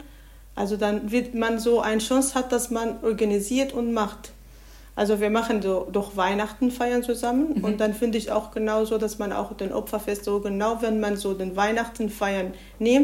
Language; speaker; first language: German; non-native, learner; Arabic